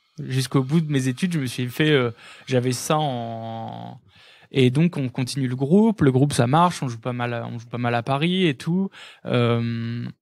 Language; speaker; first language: French; native; French